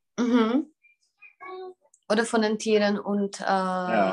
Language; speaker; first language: German; non-native, fluent; Czech